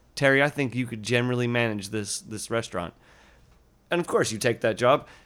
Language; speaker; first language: English; native; English